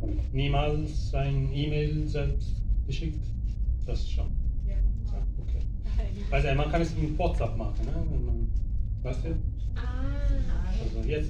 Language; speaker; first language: German; non-native, fluent; Italian